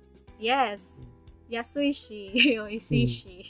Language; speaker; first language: Japanese; non-native, learner; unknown